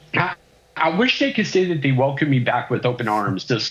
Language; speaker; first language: English; native; English